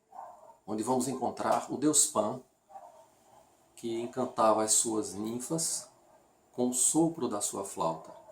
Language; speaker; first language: Portuguese; native; Portuguese